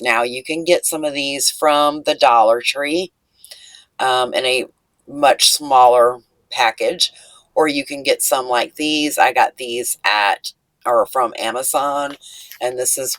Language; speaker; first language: English; native; English